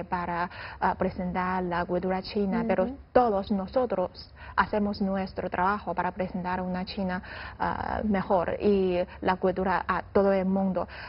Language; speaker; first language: Spanish; non-native, fluent; Chinese